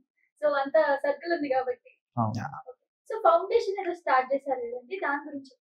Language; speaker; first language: Telugu; native; Telugu